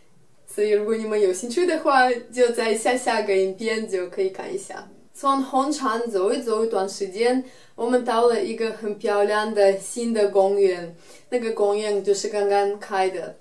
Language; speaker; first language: Chinese; non-native, fluent; Russian